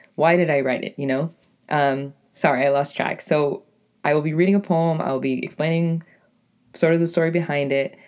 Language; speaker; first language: English; native; English